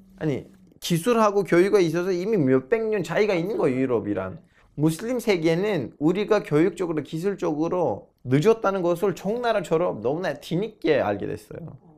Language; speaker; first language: Korean; non-native, fluent; Turkish